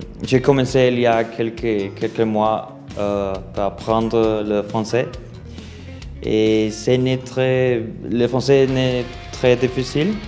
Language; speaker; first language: French; non-native, learner; Spanish